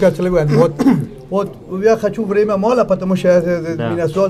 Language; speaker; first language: Russian; non-native, learner; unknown